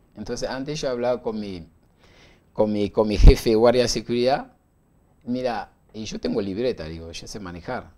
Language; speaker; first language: Spanish; non-native, learner; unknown